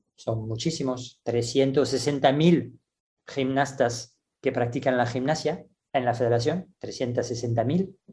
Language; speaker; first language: Spanish; non-native, fluent; French